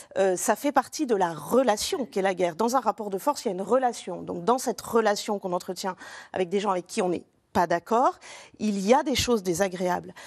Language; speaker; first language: French; native; French